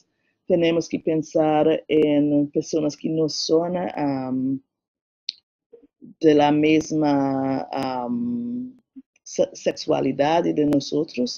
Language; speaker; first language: Spanish; non-native, learner; English